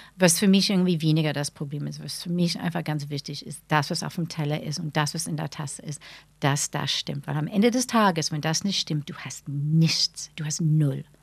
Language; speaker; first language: German; non-native, fluent; English